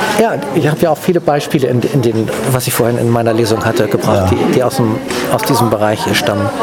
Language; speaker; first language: German; native; German